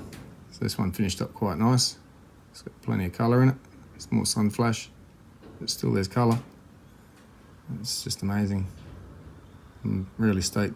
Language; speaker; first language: English; native; English